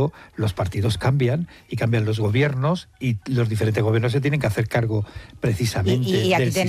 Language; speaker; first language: Spanish; native; Spanish